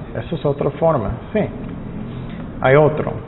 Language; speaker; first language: Spanish; non-native, fluent; English